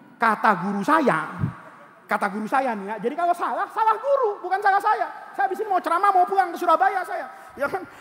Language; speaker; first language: Indonesian; native; Indonesian